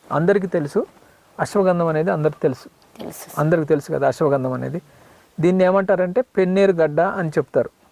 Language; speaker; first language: Telugu; non-native, local second language; Koya